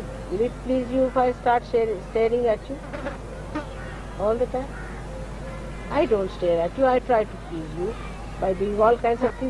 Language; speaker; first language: English; non-native, local second language; Hindi